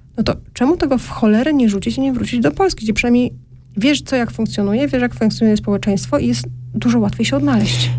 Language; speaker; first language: Polish; native; Polish